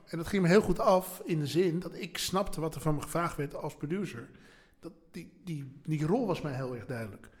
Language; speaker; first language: Dutch; native; Dutch